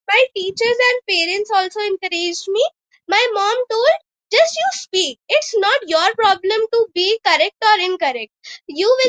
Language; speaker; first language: English; non-native, local second language; Hindi